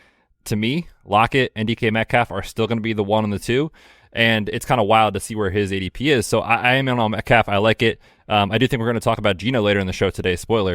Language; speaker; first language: English; native; English